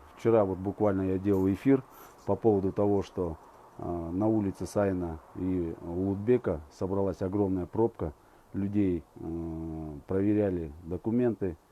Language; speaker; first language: Russian; non-native, local second language; Kazakh